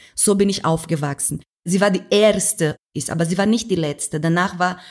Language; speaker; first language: German; non-native, fluent; Portuguese